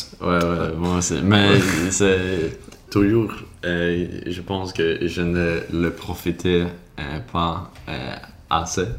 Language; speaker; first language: French; non-native, learner; Swedish